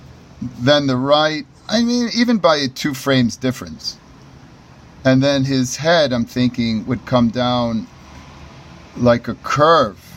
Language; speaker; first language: English; native; English